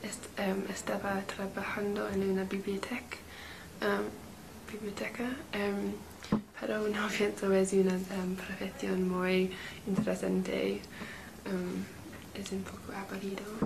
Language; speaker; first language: Spanish; non-native, learner; English